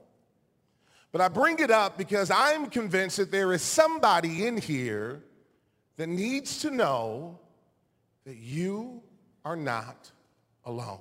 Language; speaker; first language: English; native; English